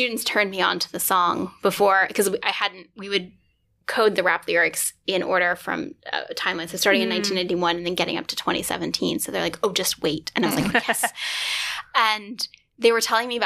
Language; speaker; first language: English; native; English